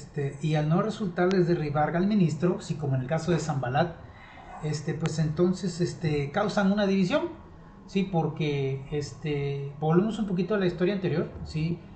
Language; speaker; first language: Spanish; native; Spanish